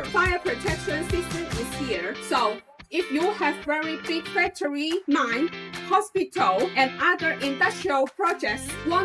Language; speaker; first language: English; non-native, learner; Chinese